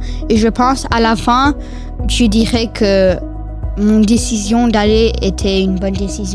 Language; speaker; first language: French; non-native, local second language; English